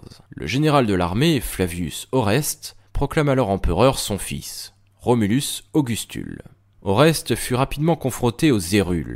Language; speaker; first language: French; native; French